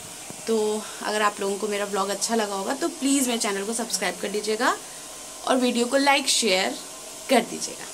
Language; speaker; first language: Hindi; native; Hindi